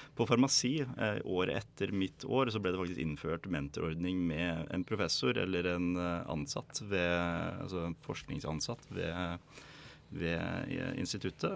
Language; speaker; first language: Norwegian; native; Norwegian